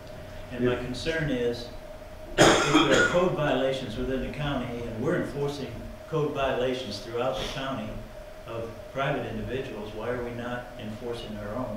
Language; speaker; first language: English; native; English